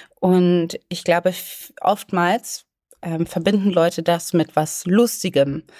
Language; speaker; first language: German; native; German